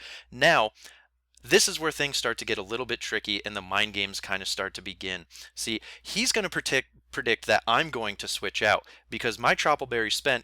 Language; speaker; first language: English; native; English